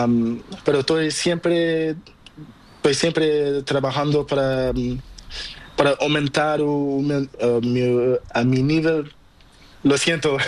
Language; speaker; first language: Spanish; non-native, learner; Portuguese